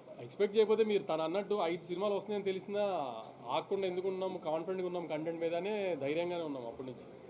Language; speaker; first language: Telugu; native; Telugu